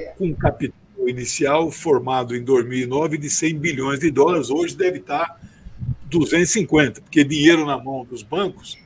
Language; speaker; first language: Portuguese; native; Portuguese